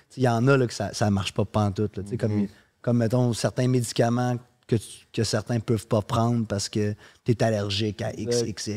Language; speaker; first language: French; early bilingual, heritage; French